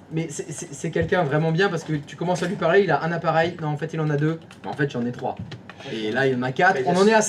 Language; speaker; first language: French; native; French